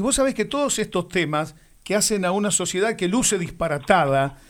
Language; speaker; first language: Spanish; native; Spanish